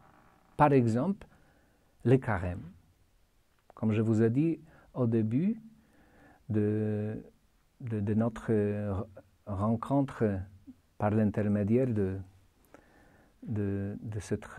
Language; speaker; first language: French; non-native, fluent; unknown